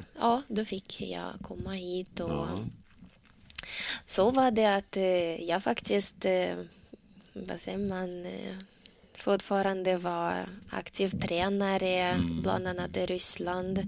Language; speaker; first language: Swedish; non-native, learner; Russian